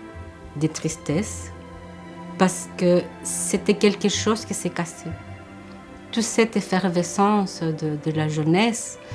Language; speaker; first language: French; non-native, fluent; Spanish